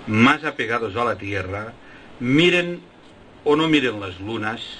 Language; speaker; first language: Spanish; non-native, local second language; Catalan